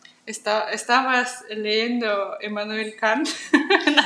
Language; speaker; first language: Spanish; non-native, fluent; Russian